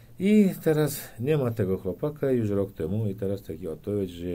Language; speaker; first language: Polish; non-native, learner; Turkmen